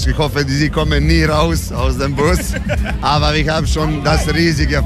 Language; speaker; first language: German; non-native, learner; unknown